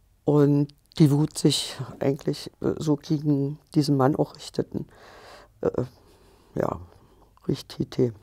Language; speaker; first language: German; native; German